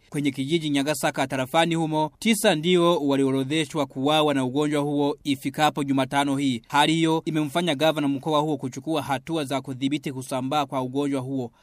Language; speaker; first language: Swahili; non-native, local second language; Rundi